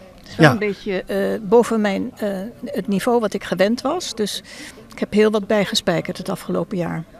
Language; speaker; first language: Dutch; non-native, fluent; English